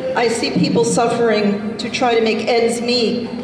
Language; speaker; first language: English; native; English